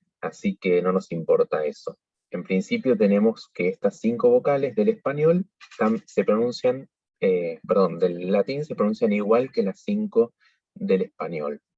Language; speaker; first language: Spanish; native; Spanish